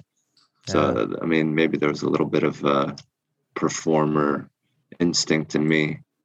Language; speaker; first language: English; early bilingual, other home language; Korean